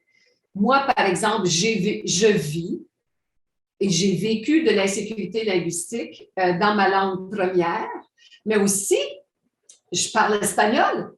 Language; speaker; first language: French; native; French